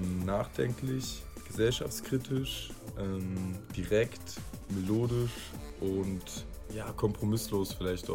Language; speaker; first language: German; native; German